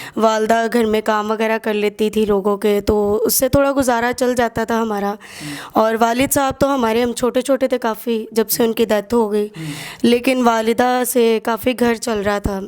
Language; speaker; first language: Urdu; native; Urdu